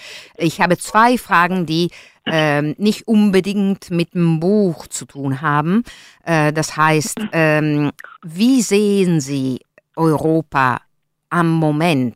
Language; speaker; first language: German; non-native, learner; Italian